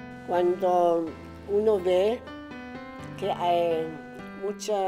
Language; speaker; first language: Spanish; non-native, fluent; German